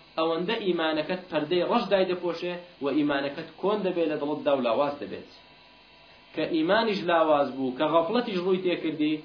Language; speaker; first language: Central Kurdish; non-native, local second language; Kurdish